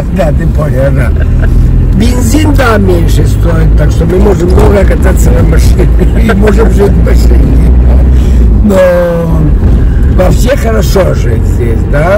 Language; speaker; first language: Russian; early bilingual, heritage; Russian